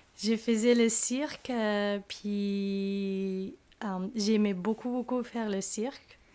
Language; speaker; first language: French; non-native, fluent; Spanish